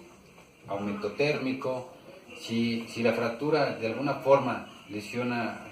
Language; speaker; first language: Spanish; native; Spanish